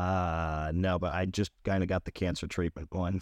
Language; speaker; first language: English; native; English